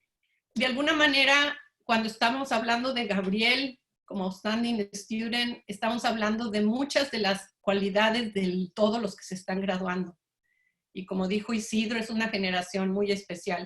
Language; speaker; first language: Spanish; native; Spanish